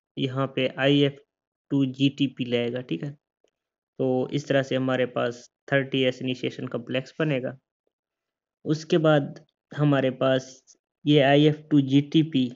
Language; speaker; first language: Hindi; native; Hindi